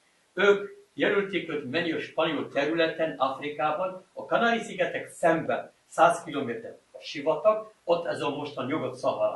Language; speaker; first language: Hungarian; non-native, learner; Arabic